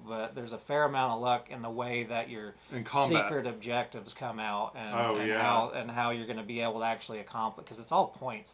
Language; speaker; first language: English; native; English